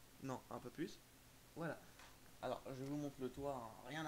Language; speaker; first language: French; native; French